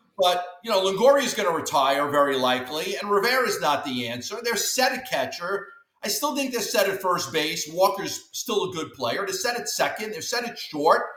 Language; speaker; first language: English; native; English